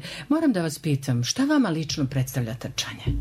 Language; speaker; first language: Serbian; native; Serbian